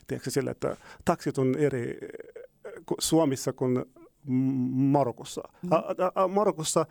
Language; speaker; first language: Finnish; non-native, fluent; Arabic